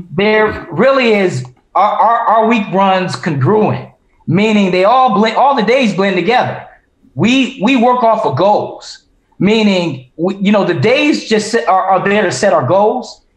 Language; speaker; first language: English; native; English